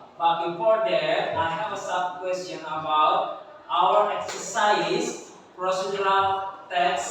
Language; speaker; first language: English; non-native, learner; Indonesian